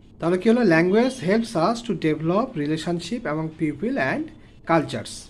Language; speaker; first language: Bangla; native; Bangla